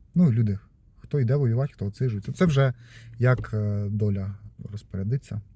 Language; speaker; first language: Ukrainian; non-native, local second language; Russian